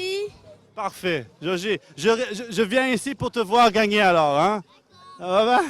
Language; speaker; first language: French; non-native, learner; English